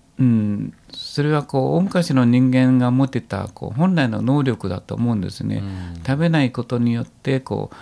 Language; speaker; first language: Japanese; native; Japanese